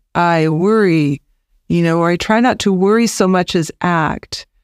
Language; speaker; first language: English; native; English